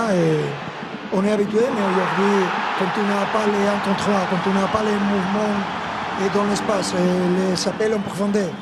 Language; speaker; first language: French; non-native, fluent; Spanish